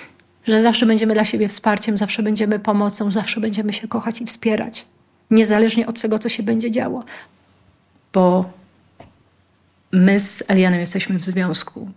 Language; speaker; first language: Polish; native; Polish